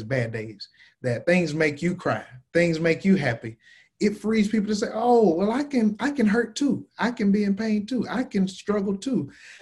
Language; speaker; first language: English; native; English